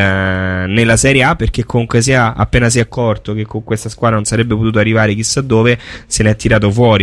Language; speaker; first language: Italian; native; Italian